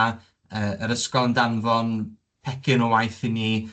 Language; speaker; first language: Welsh; native; Welsh